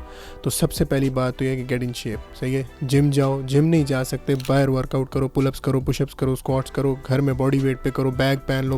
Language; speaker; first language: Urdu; non-native, local second language; Punjabi